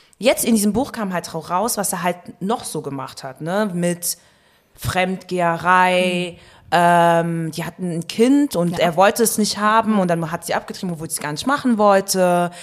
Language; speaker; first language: German; native; German